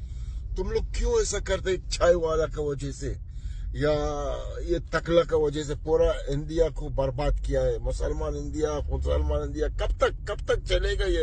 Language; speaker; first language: Hindi; non-native, learner; Arabic